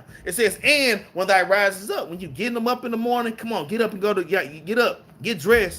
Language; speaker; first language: English; native; English